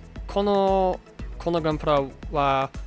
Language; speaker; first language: Japanese; non-native, learner; English